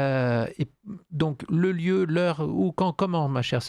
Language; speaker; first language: French; native; French